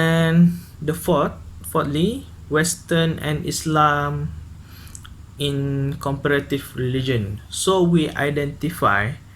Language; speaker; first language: English; non-native, learner; Malay